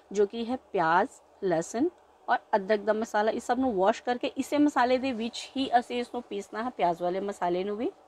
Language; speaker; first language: Hindi; non-native, local second language; Punjabi